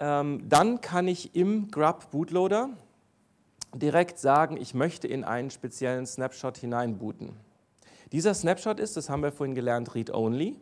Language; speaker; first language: German; native; German